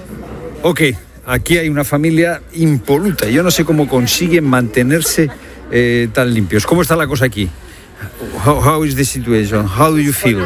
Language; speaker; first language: Spanish; native; Spanish